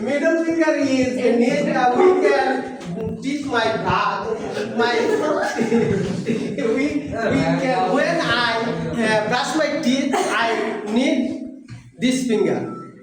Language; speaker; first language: English; non-native, learner; Bangla